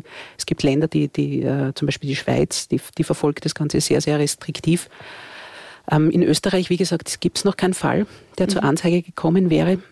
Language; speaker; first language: German; native; German